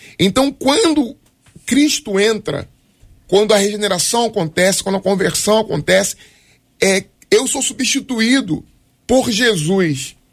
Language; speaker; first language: Portuguese; native; Portuguese